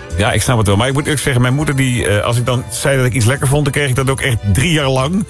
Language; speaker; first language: Dutch; native; Dutch